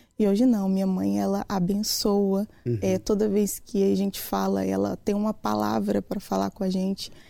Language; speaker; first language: Portuguese; native; Portuguese